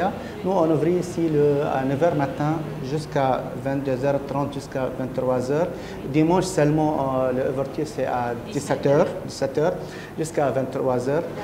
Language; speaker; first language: French; non-native, learner; Arabic